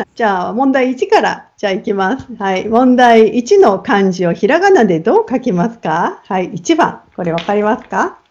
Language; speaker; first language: Japanese; native; Japanese